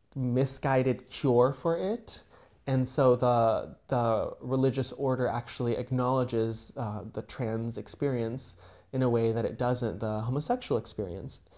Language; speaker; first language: English; native; English